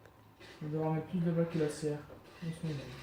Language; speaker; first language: French; native; French